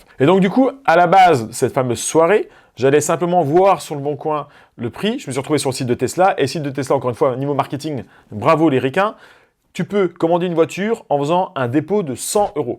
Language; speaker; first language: French; native; French